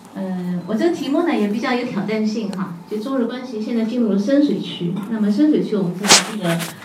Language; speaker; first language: Chinese; native; Chinese